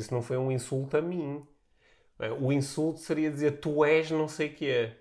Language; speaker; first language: Portuguese; native; Portuguese